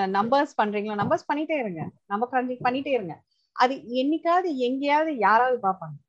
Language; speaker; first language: Tamil; native; Tamil